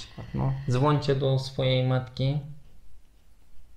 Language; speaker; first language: Polish; non-native, fluent; Turkish